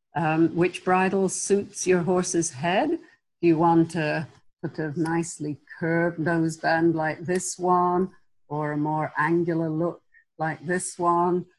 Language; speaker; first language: English; native; English